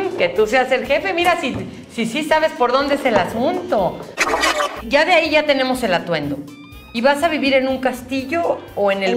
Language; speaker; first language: Spanish; native; Spanish